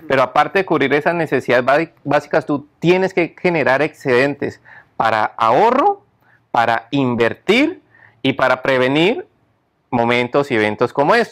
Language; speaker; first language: Spanish; native; Spanish